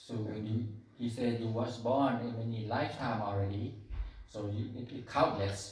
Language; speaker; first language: English; non-native, learner; Thai